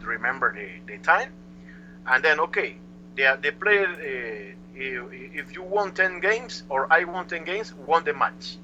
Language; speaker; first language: English; non-native, learner; Spanish